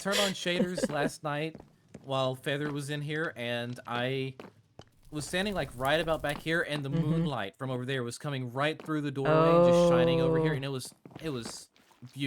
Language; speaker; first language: English; native; English